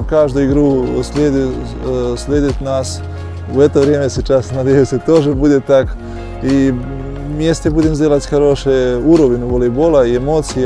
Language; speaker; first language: Russian; non-native, learner; Serbian